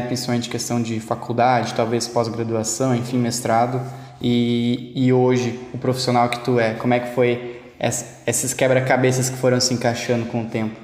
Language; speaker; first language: Portuguese; native; Portuguese